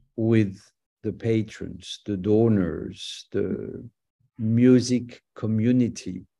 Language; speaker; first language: English; non-native, fluent; French